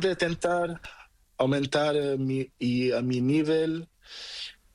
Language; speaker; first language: Spanish; non-native, learner; Portuguese